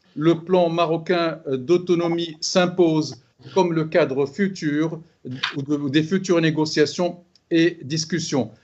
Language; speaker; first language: French; non-native, local second language; Arabic